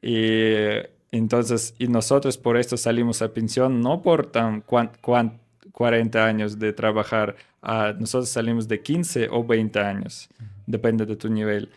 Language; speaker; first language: Spanish; non-native, learner; Russian